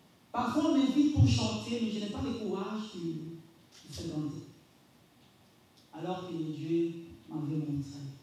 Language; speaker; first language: French; non-native, local second language; Lingala